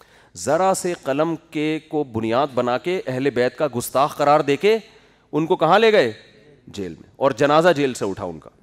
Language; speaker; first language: Urdu; native; Urdu